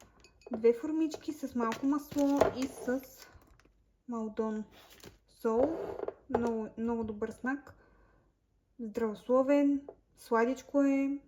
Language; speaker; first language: Bulgarian; native; Bulgarian